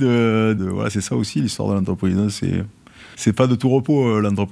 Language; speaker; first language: French; native; French